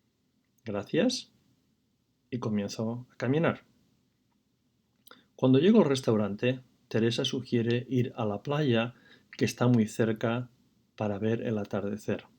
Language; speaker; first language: Spanish; non-native, fluent; English